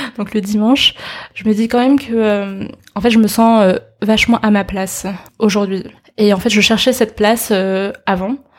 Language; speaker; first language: French; early bilingual, other home language; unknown